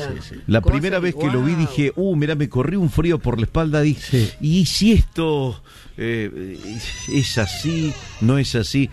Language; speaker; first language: Spanish; native; Spanish